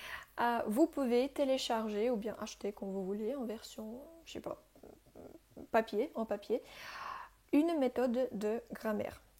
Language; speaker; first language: French; non-native, fluent; Russian